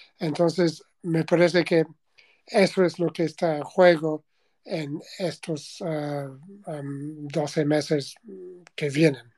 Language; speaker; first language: Spanish; non-native, fluent; English